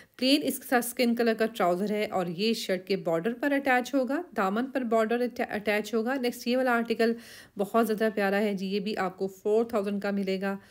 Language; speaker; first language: Urdu; native; Urdu